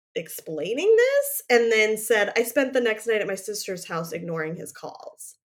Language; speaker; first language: English; native; English